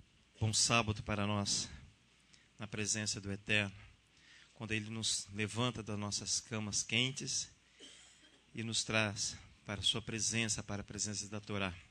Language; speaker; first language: Portuguese; native; Portuguese